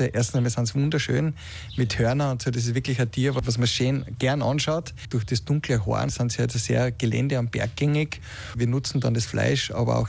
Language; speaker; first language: German; native; German